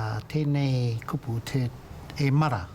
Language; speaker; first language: Māori; native; Māori